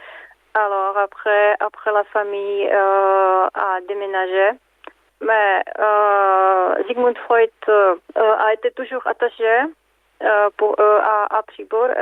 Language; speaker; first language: French; non-native, fluent; Czech